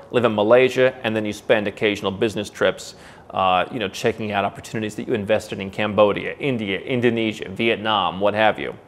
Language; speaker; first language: English; native; English